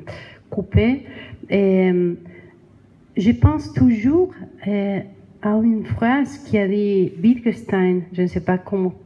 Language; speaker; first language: French; non-native, learner; Spanish